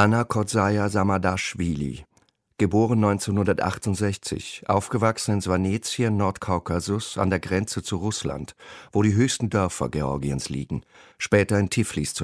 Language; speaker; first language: German; native; German